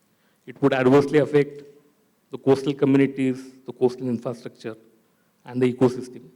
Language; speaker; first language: English; non-native, local second language; Marathi